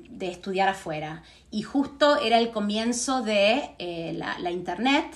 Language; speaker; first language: Spanish; native; Spanish